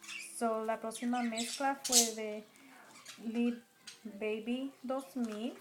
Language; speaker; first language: Spanish; early bilingual, heritage; Spanish